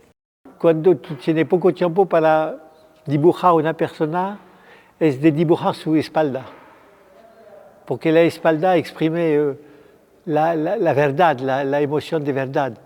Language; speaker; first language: Spanish; non-native, fluent; French